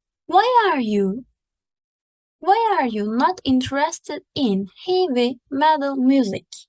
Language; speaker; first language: English; non-native, fluent; Turkish